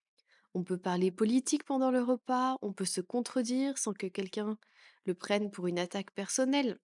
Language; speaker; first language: French; native; French